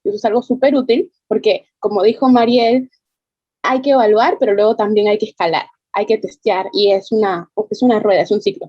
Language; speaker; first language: Spanish; native; Spanish